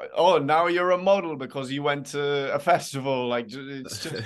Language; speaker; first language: English; native; English